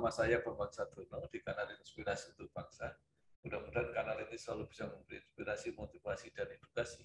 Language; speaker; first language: Indonesian; native; Indonesian